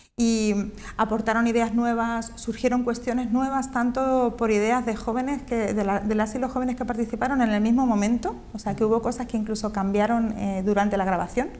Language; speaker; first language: Spanish; native; Spanish